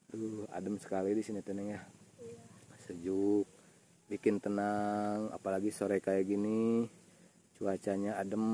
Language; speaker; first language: Indonesian; non-native, local second language; Sundanese